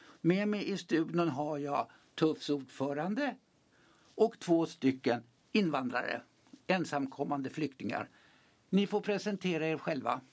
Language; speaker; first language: Swedish; native; Swedish